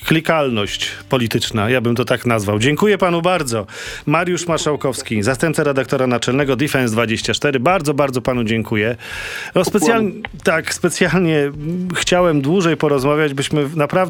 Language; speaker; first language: Polish; native; Polish